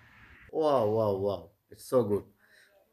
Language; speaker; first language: English; non-native, learner; Bangla